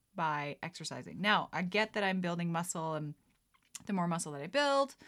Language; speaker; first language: English; early bilingual, other home language; Dutch